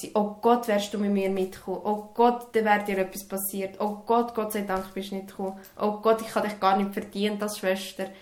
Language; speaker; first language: German; early bilingual, other home language; Serbian